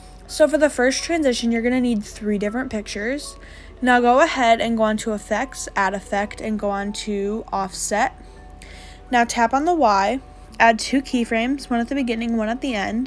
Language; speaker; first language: English; native; English